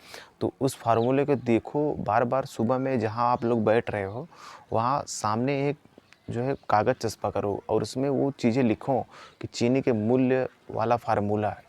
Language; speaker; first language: Hindi; native; Hindi